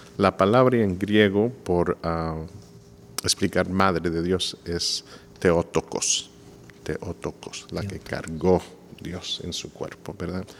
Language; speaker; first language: Spanish; non-native, fluent; English